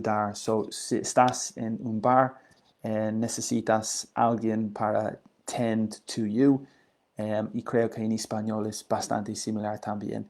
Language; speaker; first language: Spanish; non-native, learner; English